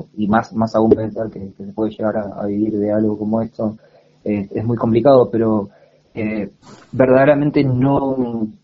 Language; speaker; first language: Spanish; native; Spanish